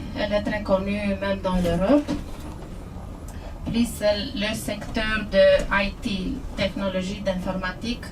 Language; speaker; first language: French; non-native, fluent; Romanian